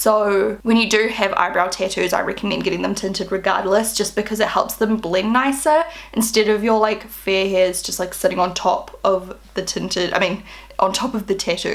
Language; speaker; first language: English; native; English